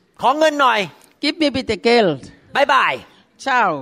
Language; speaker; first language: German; non-native, learner; Thai